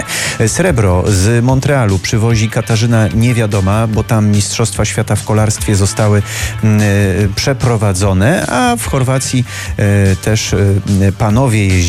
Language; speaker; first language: Polish; native; Polish